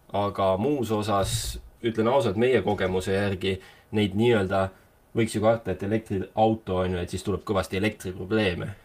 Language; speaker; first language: Estonian; native; Estonian